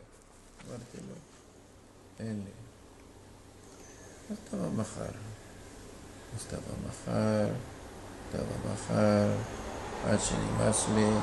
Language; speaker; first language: Hebrew; non-native, fluent; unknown